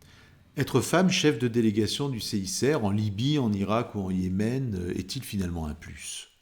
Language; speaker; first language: French; native; French